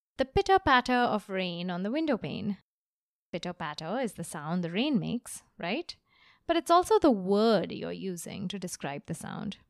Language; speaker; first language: English; non-native, local second language; Hindi